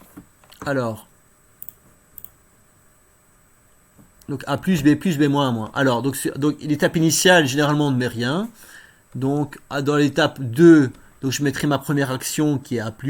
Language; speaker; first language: French; native; French